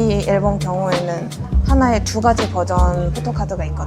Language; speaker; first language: Korean; native; Korean